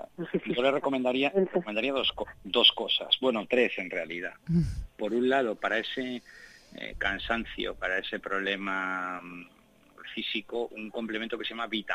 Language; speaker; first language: Spanish; native; Spanish